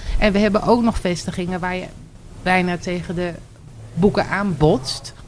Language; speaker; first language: Dutch; native; Dutch